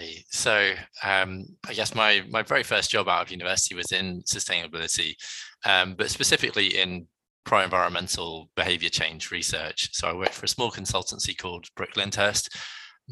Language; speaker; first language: English; native; English